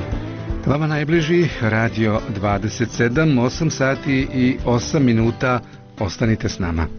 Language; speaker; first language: Croatian; native; Croatian